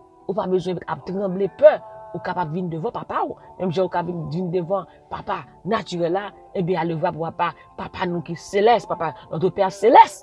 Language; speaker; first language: French; non-native, local second language; Haitian Creole